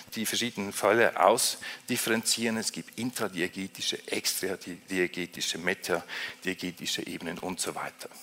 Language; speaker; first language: German; native; German